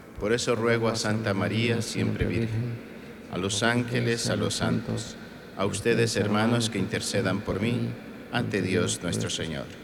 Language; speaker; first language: Spanish; native; Spanish